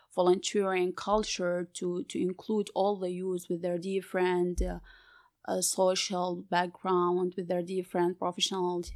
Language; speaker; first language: English; non-native, fluent; Arabic